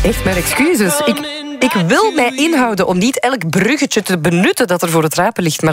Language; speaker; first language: Dutch; native; Dutch